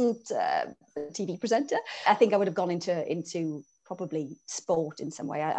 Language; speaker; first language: English; native; English